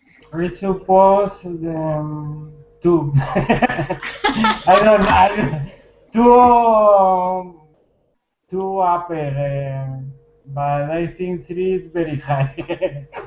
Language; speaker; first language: English; non-native, learner; Spanish